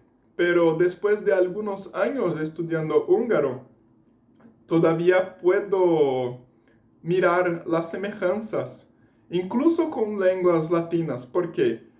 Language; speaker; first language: Spanish; non-native, fluent; Portuguese